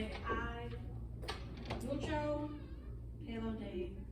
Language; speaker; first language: Spanish; non-native, learner; English